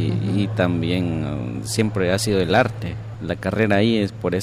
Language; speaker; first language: Spanish; non-native, local second language; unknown